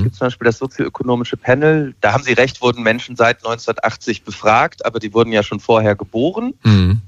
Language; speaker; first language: German; native; German